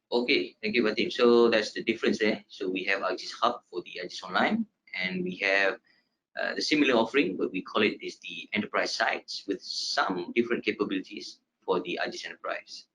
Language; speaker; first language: English; non-native, local second language; Malay